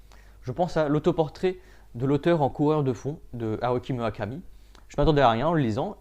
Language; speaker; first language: French; native; French